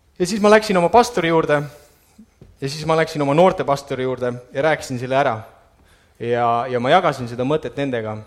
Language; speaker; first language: Estonian; native; Estonian